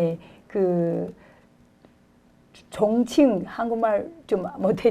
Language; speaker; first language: Korean; non-native, fluent; Chinese